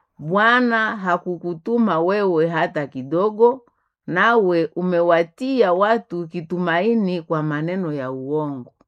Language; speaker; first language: Swahili; non-native, local second language; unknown